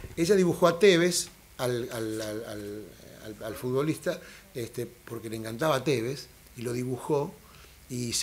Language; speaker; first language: Spanish; native; Spanish